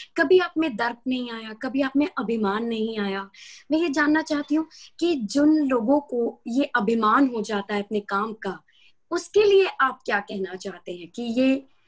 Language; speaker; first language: Hindi; native; Hindi